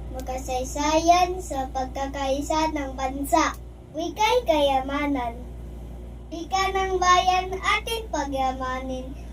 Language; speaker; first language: Filipino; non-native, local second language; Cebuano